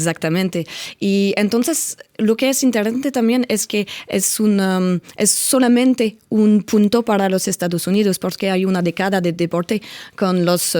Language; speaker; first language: Spanish; non-native, fluent; French